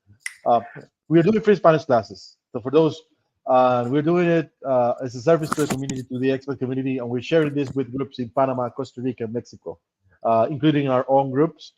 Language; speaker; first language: English; non-native, fluent; Spanish